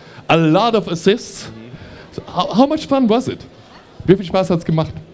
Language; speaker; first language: English; non-native, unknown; German